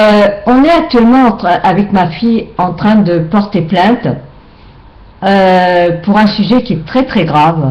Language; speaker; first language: French; native; French